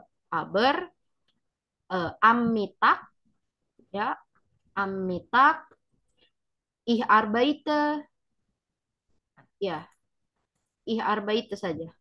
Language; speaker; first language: German; non-native, learner; Indonesian